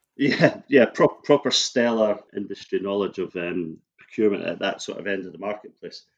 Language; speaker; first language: English; native; English